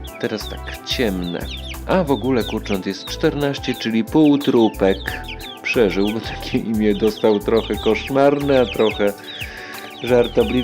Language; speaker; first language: Polish; native; Polish